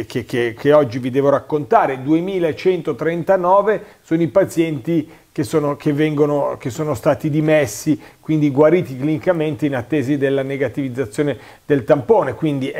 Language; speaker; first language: Italian; native; Italian